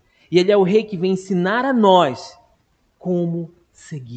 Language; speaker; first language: Portuguese; native; Portuguese